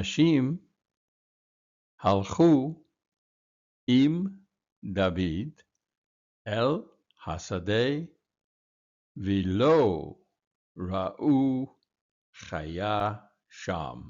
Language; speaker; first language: Hebrew; non-native, fluent; English